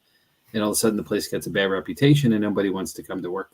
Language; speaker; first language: English; native; English